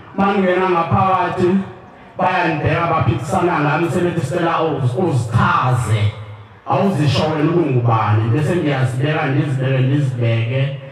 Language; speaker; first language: Zulu; non-native, local second language; Xhosa